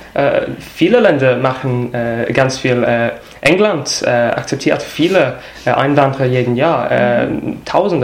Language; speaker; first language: German; non-native, fluent; English